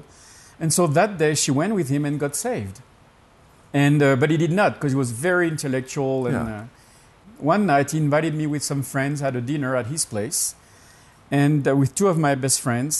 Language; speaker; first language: English; non-native, fluent; French